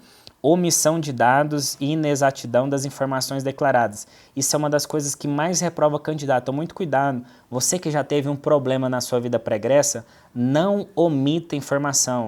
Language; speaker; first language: Portuguese; native; Portuguese